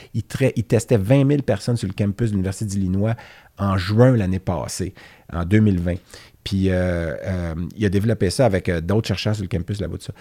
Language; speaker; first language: French; native; French